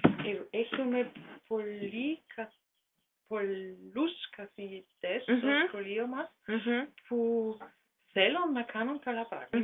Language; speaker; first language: Greek; non-native, learner; German